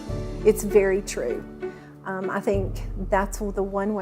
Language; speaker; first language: English; native; English